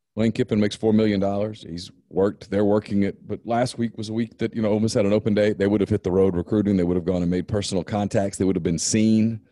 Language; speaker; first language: English; native; English